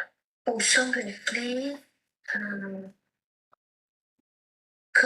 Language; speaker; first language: French; non-native, learner; Vietnamese